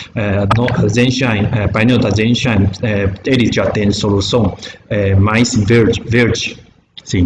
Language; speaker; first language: Portuguese; non-native, learner; Chinese